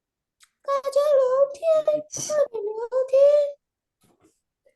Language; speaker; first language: Chinese; early bilingual, other home language; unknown